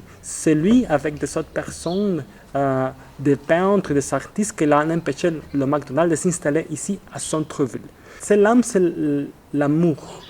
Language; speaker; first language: French; non-native, fluent; Spanish